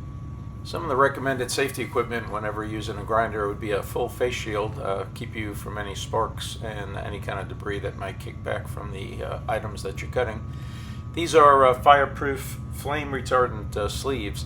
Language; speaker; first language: English; native; English